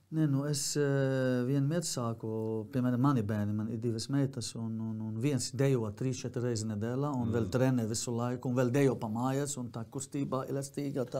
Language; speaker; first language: Latvian; non-native, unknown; Arabic